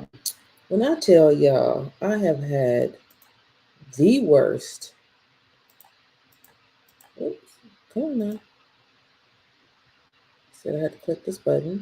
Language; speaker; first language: English; native; English